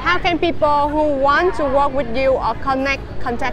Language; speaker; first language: English; non-native, fluent; Vietnamese